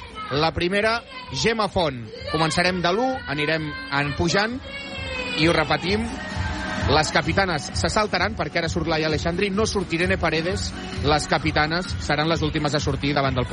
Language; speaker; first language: Catalan; native; Catalan